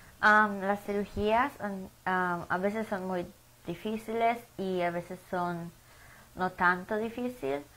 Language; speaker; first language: Spanish; early bilingual, heritage; Spanish